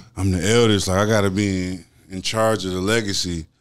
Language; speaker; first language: English; native; English